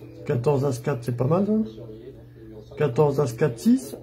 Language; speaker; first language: French; native; French